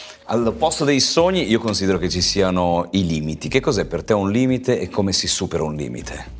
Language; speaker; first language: Italian; native; Italian